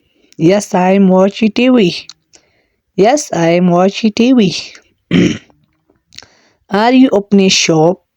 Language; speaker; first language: English; non-native, learner; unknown